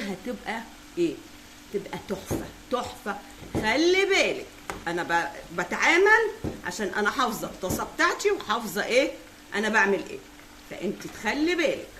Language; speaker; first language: Arabic; native; Arabic